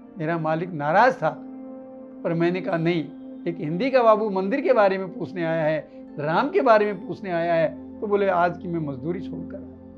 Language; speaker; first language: Hindi; native; Hindi